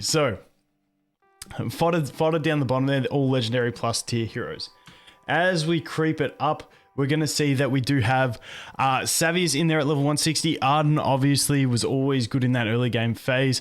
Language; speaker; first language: English; native; English